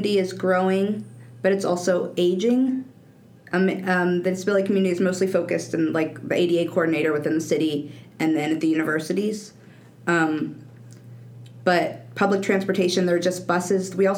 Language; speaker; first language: English; native; English